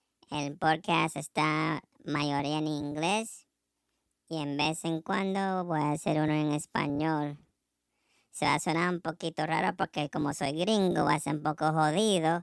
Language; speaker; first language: Spanish; non-native, learner; English